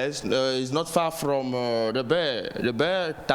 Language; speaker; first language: English; non-native, learner; French